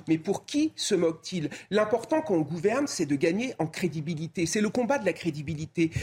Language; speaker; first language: French; native; French